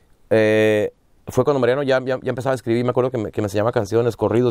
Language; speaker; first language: Spanish; early bilingual, heritage; Spanish